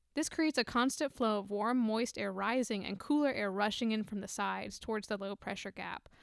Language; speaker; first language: English; native; English